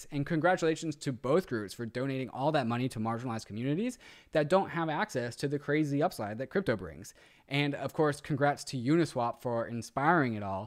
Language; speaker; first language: English; native; English